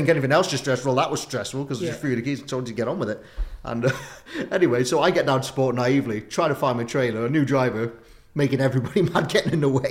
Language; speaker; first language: English; native; English